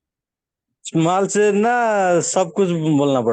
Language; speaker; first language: Hindi; non-native, local second language; Odia